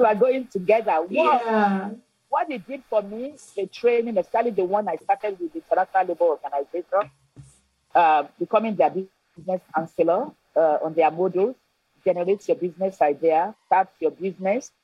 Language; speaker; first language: English; non-native, local second language; Yoruba